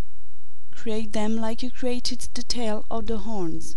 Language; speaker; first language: English; non-native, fluent; French